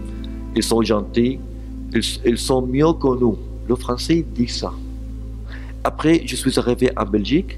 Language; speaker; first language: French; non-native, learner; Arabic